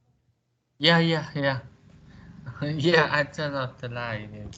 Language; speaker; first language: English; non-native, learner; Vietnamese